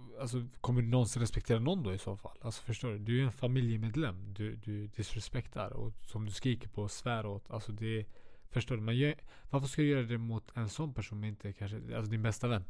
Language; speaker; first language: Swedish; native; Swedish